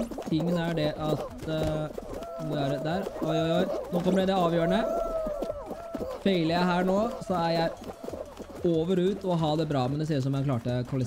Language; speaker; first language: Norwegian; native; Norwegian